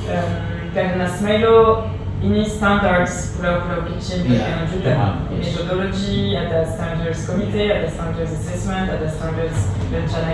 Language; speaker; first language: Indonesian; non-native, learner; French